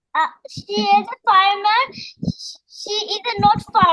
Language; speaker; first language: English; non-native, learner; Bangla